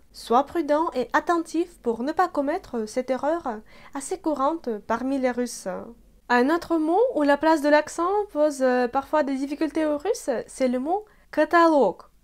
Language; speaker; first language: French; non-native, fluent; Russian